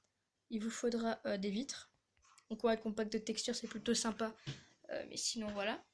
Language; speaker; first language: French; native; French